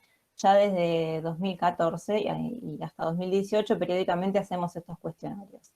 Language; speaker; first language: Spanish; native; Spanish